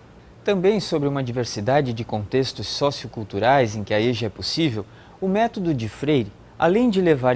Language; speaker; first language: Portuguese; native; Portuguese